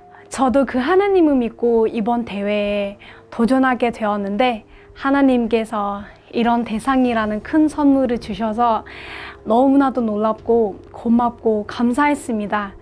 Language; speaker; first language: Korean; non-native, fluent; Burmese